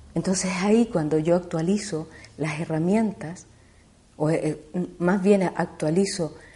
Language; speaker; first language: Spanish; native; Spanish